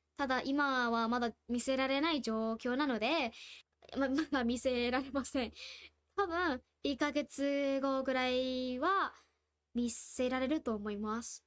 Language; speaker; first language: Japanese; non-native, fluent; Burmese